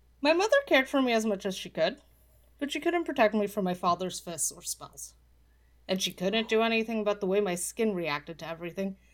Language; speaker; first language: English; early bilingual, other home language; Polish